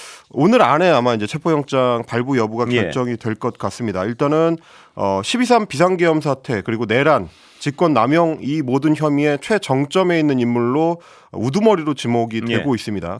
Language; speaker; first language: Korean; native; Korean